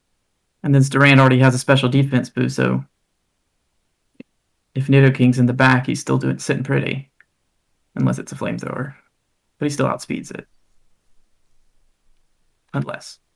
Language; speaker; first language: English; native; English